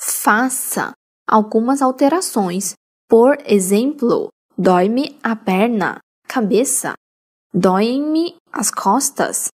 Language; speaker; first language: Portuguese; non-native, fluent; Chinese